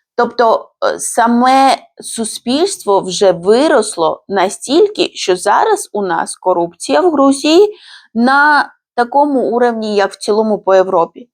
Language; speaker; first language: Ukrainian; non-native, fluent; Georgian